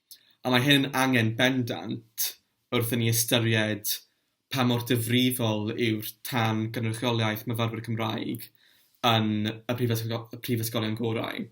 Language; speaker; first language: Welsh; non-native, local second language; English